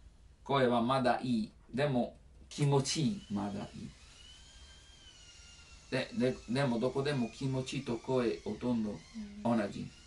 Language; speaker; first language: Japanese; non-native, learner; Italian